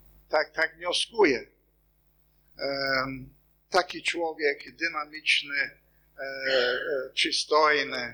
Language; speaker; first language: Polish; non-native, fluent; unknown